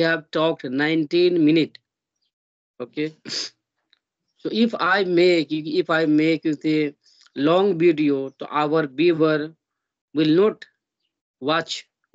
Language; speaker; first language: English; non-native, learner; Hindi